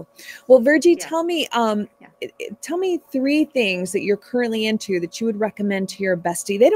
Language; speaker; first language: English; native; English